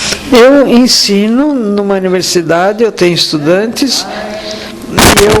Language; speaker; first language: Portuguese; non-native, fluent; French